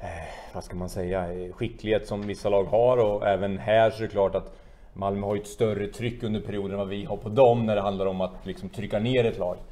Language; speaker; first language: Swedish; native; Swedish